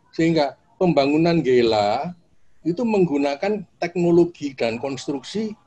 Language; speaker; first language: Indonesian; non-native, local second language; Javanese